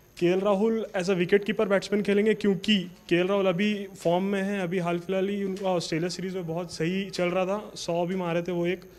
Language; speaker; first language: Hindi; native; Hindi